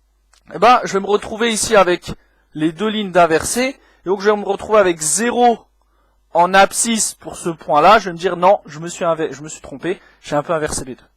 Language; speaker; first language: French; native; French